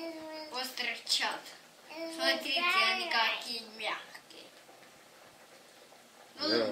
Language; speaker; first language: Russian; early bilingual, other home language; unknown